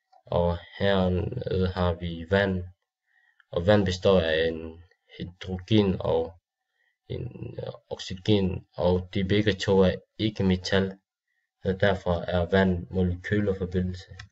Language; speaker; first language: Danish; non-native, learner; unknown